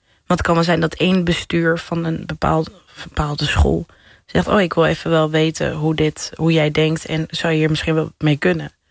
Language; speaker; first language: Dutch; native; Dutch